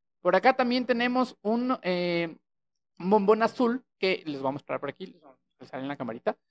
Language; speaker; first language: Spanish; native; Spanish